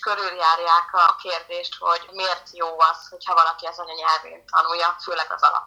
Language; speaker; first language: Hungarian; native; Hungarian